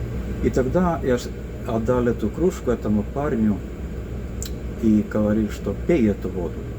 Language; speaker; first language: Russian; non-native, local second language; Estonian